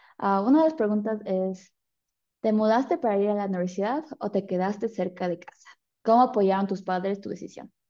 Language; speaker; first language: Spanish; early bilingual, heritage; Spanish